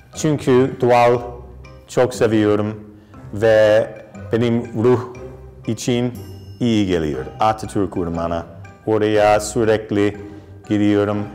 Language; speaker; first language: Turkish; non-native, learner; English